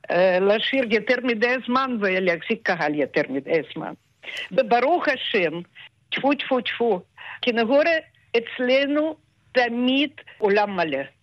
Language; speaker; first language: Hebrew; non-native, fluent; Russian